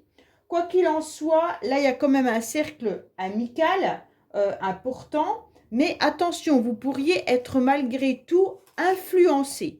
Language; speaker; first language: French; native; French